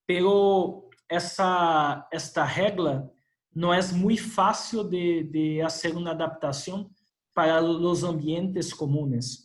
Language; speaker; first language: Spanish; non-native, fluent; Portuguese